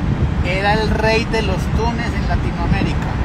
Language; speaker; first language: Spanish; native; Spanish